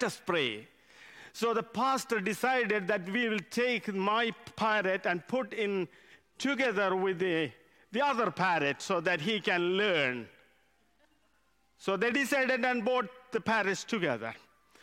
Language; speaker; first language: English; non-native, local second language; Malayalam